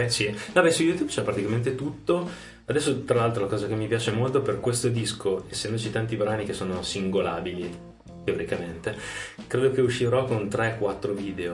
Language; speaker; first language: Italian; native; Italian